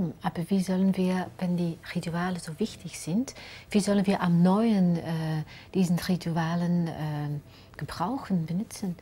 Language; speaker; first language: German; non-native, fluent; Dutch